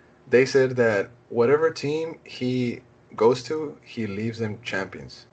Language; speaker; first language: English; early bilingual, other home language; Spanish